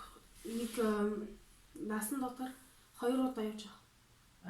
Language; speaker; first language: Mongolian; early bilingual, heritage; Mongolian